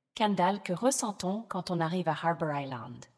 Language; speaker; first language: French; native; French